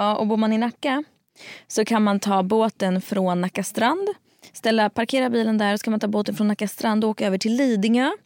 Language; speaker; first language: Swedish; native; Swedish